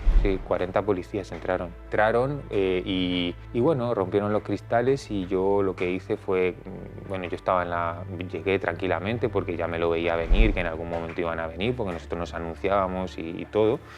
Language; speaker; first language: Spanish; native; Spanish